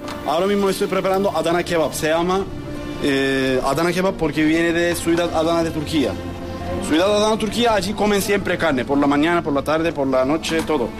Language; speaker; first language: Spanish; non-native, learner; Turkish